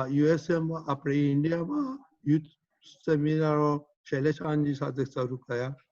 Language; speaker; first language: Gujarati; early bilingual, heritage; Gujarati